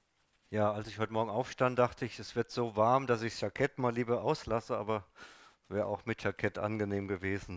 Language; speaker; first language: German; native; German